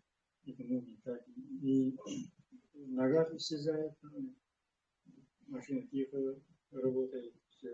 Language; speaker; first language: Russian; non-native, local second language; Yakut